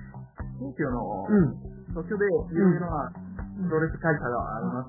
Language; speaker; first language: Japanese; non-native, learner; Italian